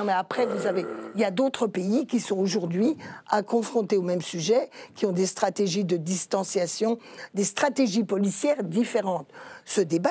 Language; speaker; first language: French; native; French